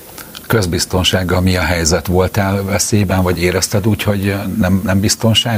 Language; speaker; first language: Hungarian; native; Hungarian